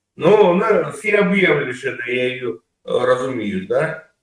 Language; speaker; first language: Russian; native; Russian